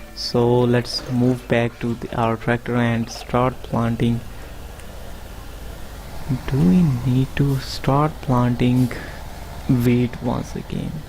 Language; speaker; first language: English; non-native, fluent; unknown